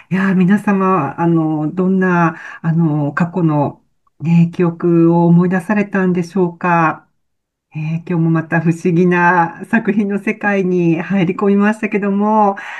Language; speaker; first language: Japanese; native; Japanese